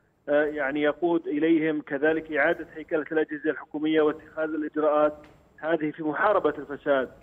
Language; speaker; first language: Arabic; native; Arabic